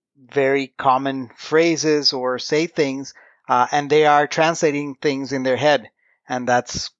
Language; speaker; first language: English; non-native, fluent; Spanish